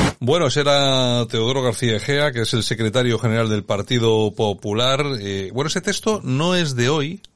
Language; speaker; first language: Spanish; native; Spanish